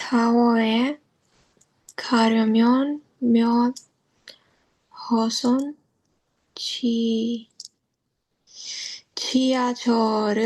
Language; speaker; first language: Korean; non-native, learner; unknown